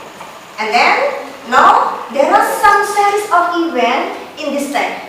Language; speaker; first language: English; non-native, fluent; Indonesian